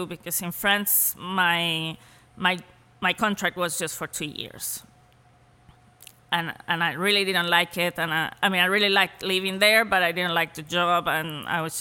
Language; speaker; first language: English; non-native, fluent; Spanish